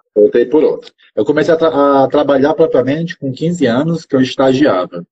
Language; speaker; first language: Portuguese; native; Portuguese